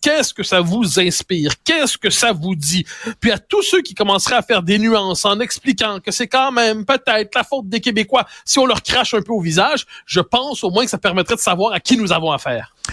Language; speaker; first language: French; native; French